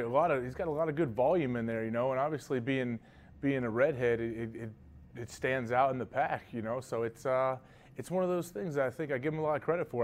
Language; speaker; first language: English; native; English